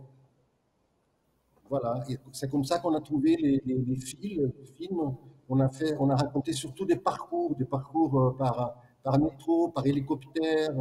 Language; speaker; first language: French; non-native, fluent; Portuguese